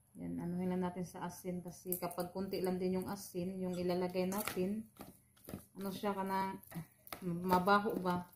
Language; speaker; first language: Filipino; non-native, local second language; Cebuano